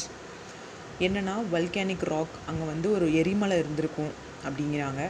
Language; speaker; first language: Tamil; native; Tamil